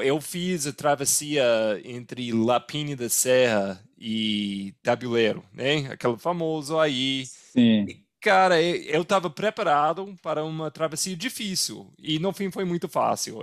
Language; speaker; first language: Portuguese; non-native, fluent; English